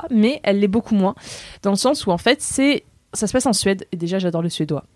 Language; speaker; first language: French; native; French